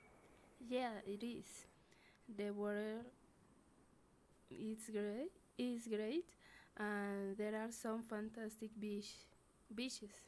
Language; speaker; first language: English; non-native, learner; Spanish